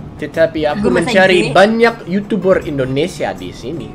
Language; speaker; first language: Indonesian; non-native, learner; English